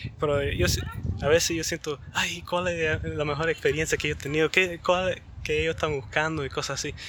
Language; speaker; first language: Spanish; early bilingual, heritage; Spanish